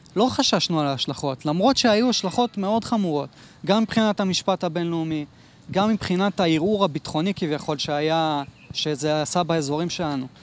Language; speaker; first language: Hebrew; native; Hebrew